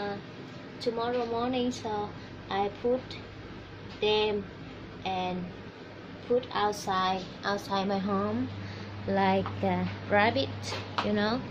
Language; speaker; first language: English; non-native, learner; Vietnamese